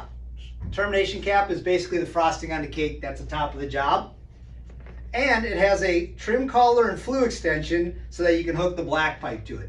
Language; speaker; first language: English; native; English